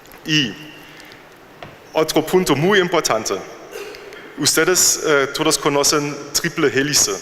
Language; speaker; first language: Spanish; non-native, fluent; German